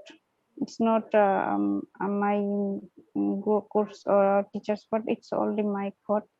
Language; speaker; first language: English; non-native, learner; Bangla